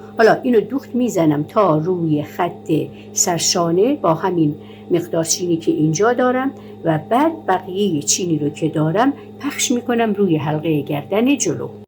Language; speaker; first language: Persian; native; Persian